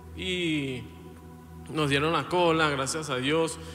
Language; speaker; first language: Spanish; native; Spanish